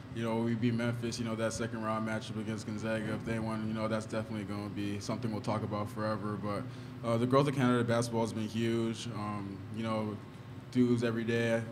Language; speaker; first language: English; native; English